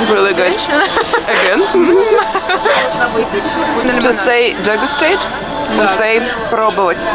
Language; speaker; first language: English; non-native, fluent; Russian